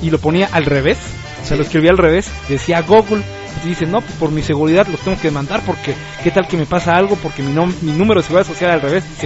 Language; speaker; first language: Spanish; native; Spanish